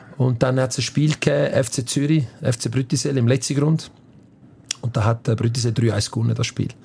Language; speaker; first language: German; early bilingual, other home language; Italian